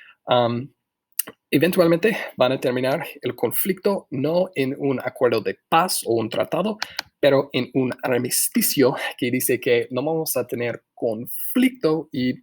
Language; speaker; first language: Spanish; non-native, fluent; English